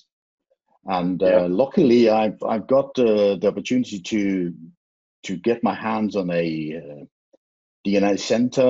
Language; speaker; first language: English; non-native, fluent; Faroese